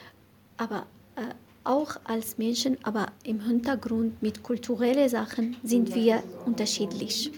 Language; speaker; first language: German; non-native, learner; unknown